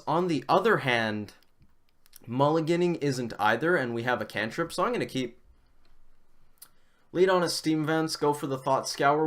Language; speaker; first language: English; native; English